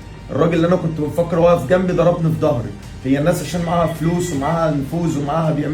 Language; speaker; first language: Arabic; native; Arabic